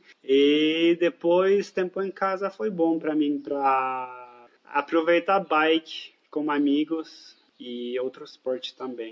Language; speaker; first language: Portuguese; non-native, fluent; French